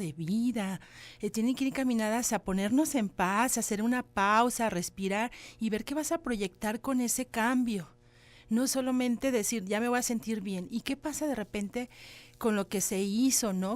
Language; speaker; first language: Spanish; native; Spanish